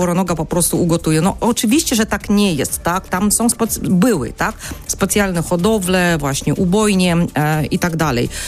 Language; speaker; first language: Polish; non-native, fluent; Russian